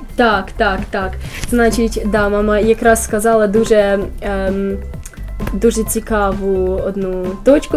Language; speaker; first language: Ukrainian; early bilingual, heritage; Ukrainian